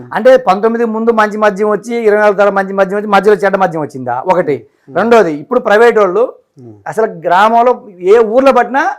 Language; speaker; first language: Telugu; native; Telugu